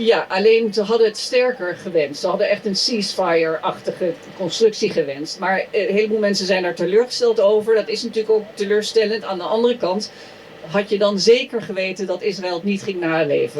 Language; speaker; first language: Dutch; native; Dutch